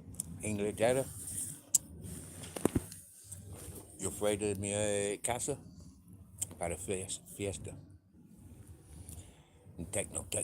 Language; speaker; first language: Spanish; non-native, learner; English